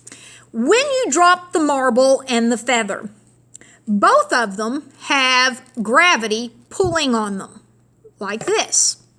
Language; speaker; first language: English; native; English